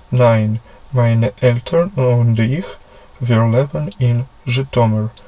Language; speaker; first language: German; non-native, fluent; Ukrainian